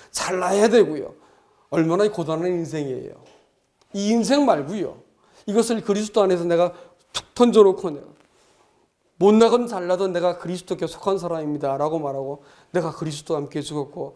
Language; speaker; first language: Korean; native; Korean